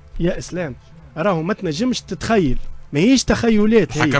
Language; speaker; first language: Arabic; native; Arabic